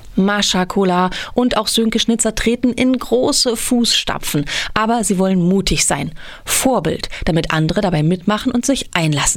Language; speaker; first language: German; native; German